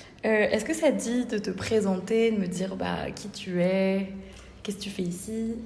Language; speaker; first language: French; native; French